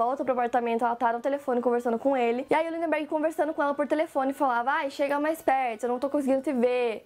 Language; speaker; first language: Portuguese; native; Portuguese